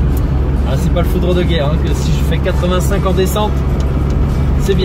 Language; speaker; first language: French; native; French